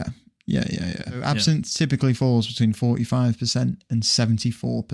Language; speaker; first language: English; native; English